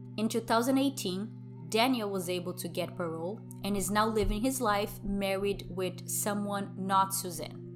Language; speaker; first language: English; non-native, fluent; Portuguese